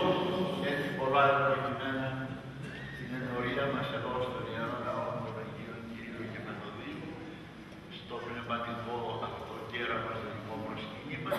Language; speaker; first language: Greek; native; Greek